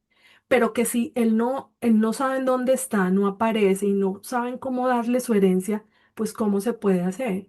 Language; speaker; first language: Spanish; native; Spanish